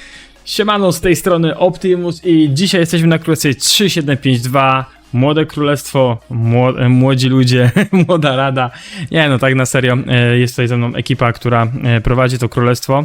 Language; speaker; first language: Polish; native; Polish